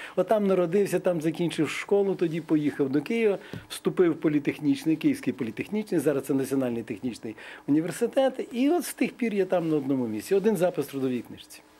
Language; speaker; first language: Ukrainian; non-native, local second language; Russian